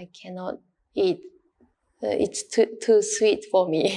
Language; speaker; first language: English; non-native, learner; Japanese